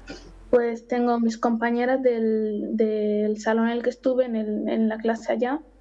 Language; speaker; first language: Spanish; early bilingual, other home language; Arabic